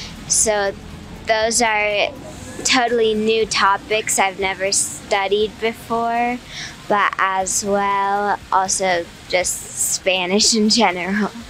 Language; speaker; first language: English; native; English